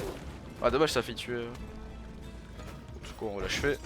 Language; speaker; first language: French; native; French